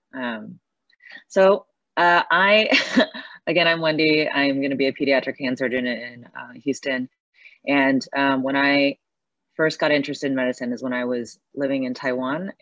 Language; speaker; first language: English; early bilingual, other home language; Chinese